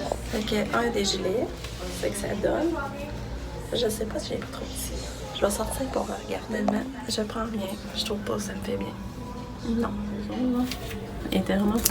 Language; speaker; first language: French; native; French